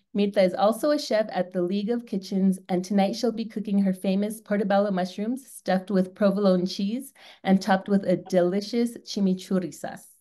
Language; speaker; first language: English; native; English